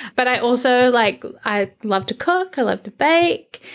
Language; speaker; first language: English; native; English